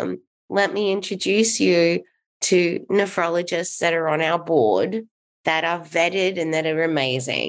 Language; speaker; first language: English; native; English